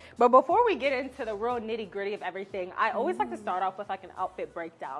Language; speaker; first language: English; native; English